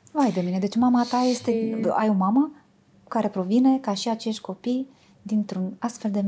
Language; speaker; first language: Romanian; native; Romanian